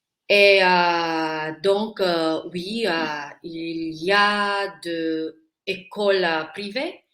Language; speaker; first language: French; non-native, learner; Filipino